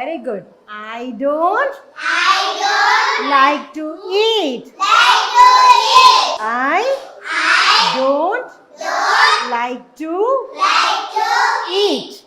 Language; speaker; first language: English; non-native, fluent; Tamil